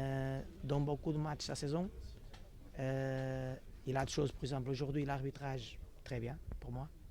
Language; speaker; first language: French; non-native, fluent; Portuguese